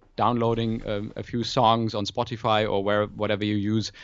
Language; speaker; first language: English; non-native, fluent; German